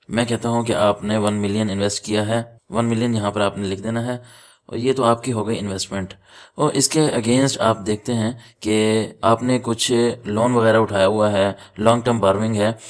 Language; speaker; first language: Urdu; native; Urdu